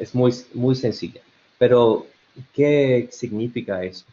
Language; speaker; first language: Spanish; non-native, learner; English